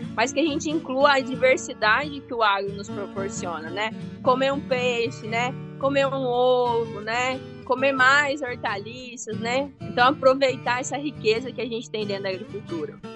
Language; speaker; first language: Portuguese; native; Portuguese